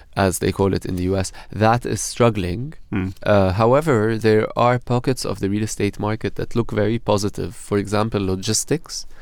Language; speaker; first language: English; non-native, fluent; Arabic